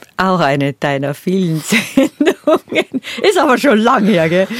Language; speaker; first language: German; native; German